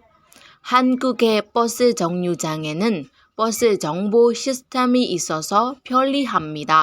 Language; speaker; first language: Korean; non-native, learner; Burmese